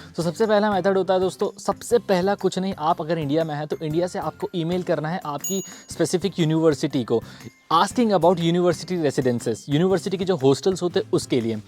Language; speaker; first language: Hindi; native; Hindi